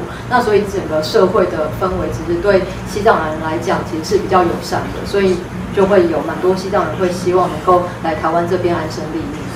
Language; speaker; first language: Chinese; native; Chinese